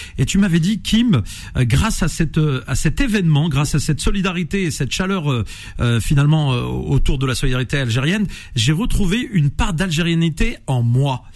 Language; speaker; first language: French; native; French